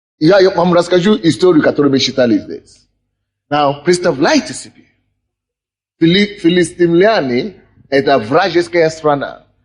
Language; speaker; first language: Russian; non-native, fluent; Yoruba